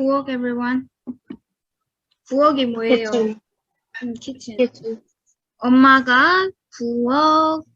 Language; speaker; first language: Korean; non-native, fluent; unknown